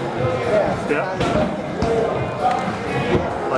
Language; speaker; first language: English; native; English